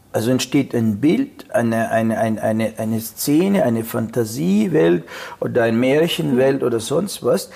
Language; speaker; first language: German; non-native, fluent; Russian